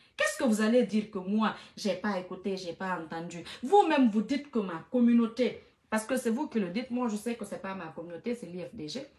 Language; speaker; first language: French; non-native, local second language; Fula